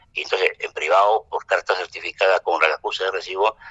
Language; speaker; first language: Spanish; non-native, fluent; French